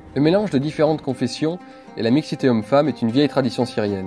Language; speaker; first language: French; native; French